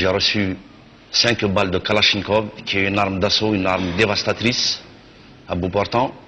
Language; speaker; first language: French; non-native, local second language; Kabyle